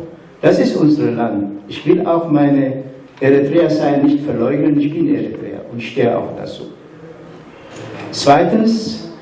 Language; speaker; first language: German; non-native, fluent; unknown